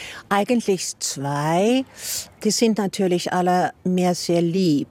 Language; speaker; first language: German; non-native, fluent; Dutch